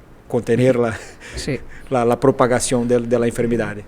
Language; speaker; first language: Spanish; non-native, fluent; Portuguese